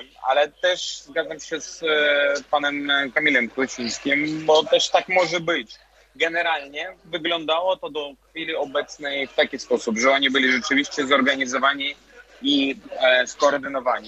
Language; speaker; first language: Polish; non-native, fluent; Belarusian